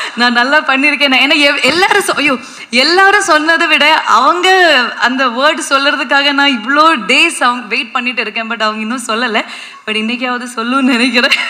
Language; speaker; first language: Tamil; non-native, fluent; Malayalam